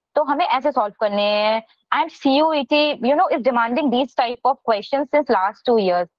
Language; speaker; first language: Hindi; native; Hindi